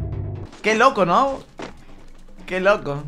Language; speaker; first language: Spanish; native; Spanish